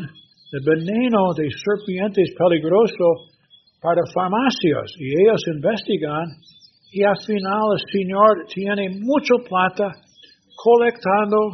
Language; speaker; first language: Spanish; non-native, learner; English